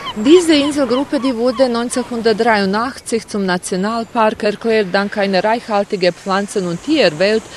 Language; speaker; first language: German; non-native, fluent; Croatian